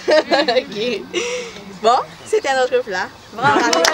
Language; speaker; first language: French; non-native, learner; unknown